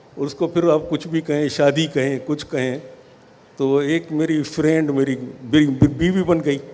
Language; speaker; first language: Urdu; non-native, local second language; Sindhi